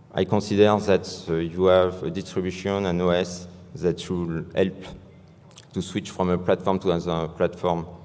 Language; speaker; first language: English; non-native, fluent; French